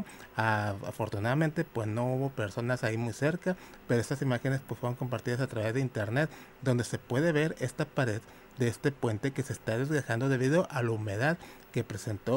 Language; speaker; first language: Spanish; native; Spanish